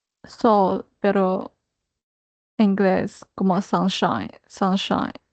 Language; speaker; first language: Spanish; non-native, fluent; Chinese